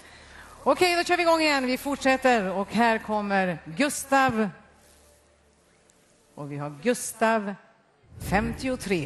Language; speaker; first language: Swedish; native; Swedish